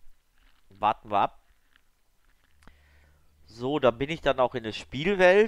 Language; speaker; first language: German; native; German